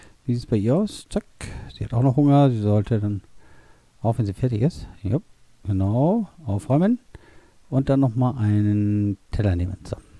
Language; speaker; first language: German; native; German